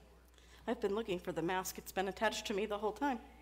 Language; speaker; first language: English; native; English